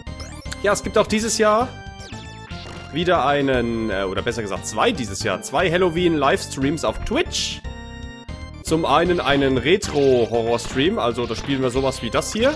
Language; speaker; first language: German; native; German